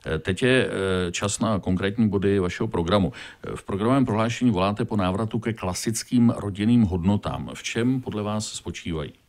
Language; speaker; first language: Czech; native; Czech